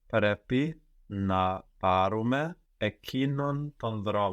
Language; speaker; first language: Greek; non-native, learner; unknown